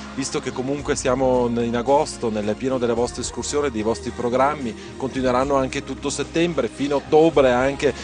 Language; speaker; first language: Italian; native; Italian